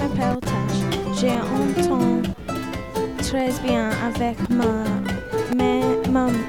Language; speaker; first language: French; non-native, learner; English